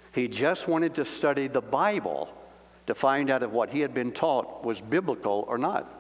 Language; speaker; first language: English; native; English